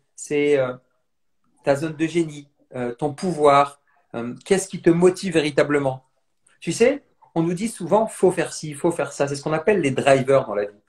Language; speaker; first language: French; native; French